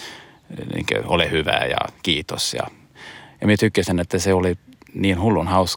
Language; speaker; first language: Finnish; early bilingual, heritage; Swedish